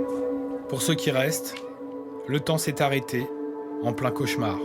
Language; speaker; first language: French; native; French